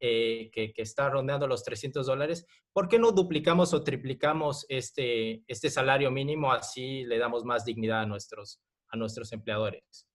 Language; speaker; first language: Spanish; native; Spanish